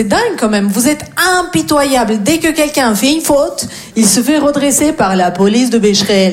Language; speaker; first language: French; non-native, fluent; Russian